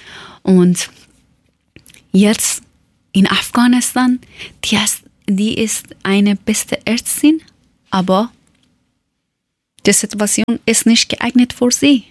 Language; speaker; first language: German; non-native, learner; Persian